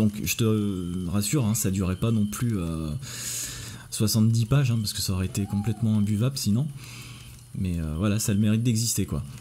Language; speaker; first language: French; native; French